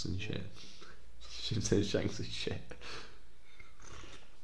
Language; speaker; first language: English; native; English